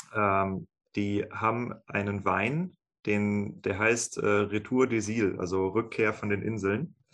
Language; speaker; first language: German; native; German